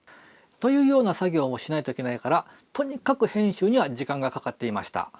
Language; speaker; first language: Japanese; native; Japanese